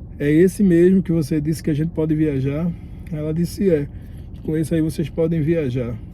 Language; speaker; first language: Portuguese; native; Portuguese